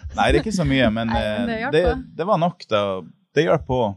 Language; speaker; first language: Norwegian; native; Norwegian